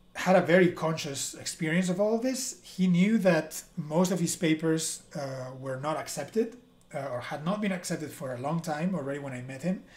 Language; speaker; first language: English; non-native, fluent; Spanish